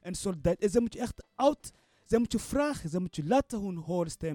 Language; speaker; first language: Dutch; non-native, learner; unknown